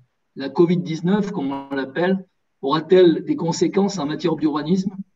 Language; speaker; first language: French; native; French